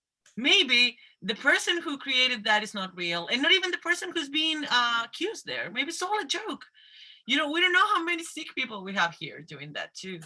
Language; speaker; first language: English; non-native, fluent; Spanish